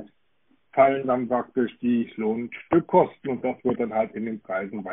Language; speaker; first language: German; native; German